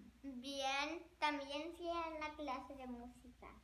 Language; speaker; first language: Spanish; early bilingual, other home language; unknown